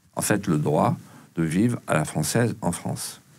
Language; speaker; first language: French; native; French